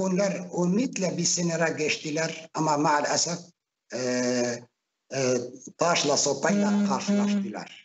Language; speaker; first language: Turkish; non-native, fluent; Arabic